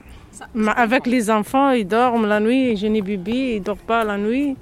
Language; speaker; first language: French; non-native, learner; Arabic